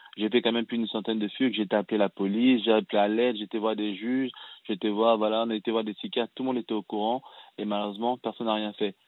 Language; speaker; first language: French; early bilingual, other home language; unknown